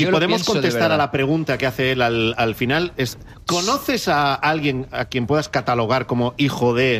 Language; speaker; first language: Spanish; native; Spanish